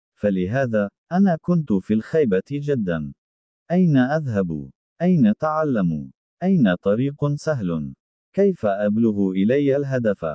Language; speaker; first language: Arabic; non-native, learner; Bangla